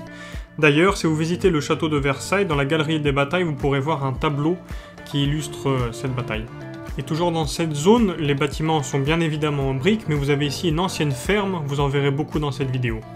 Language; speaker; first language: French; native; French